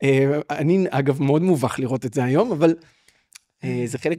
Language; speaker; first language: Hebrew; native; Hebrew